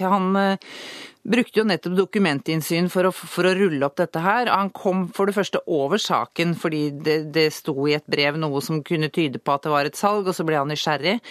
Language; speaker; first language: Norwegian; native; Norwegian